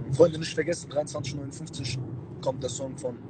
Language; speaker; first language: German; early bilingual, other home language; Turkish